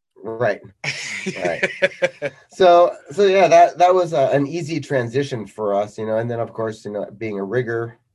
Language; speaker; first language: English; native; English